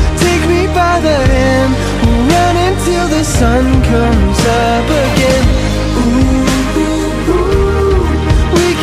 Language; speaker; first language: English; native; English